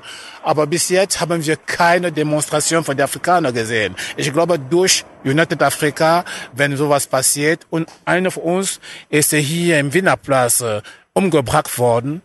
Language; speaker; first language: German; non-native, fluent; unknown